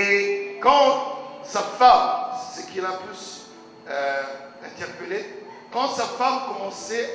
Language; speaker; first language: French; non-native, local second language; Lingala